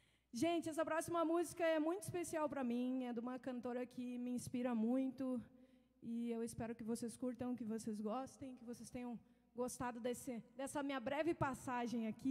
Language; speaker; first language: Portuguese; native; Portuguese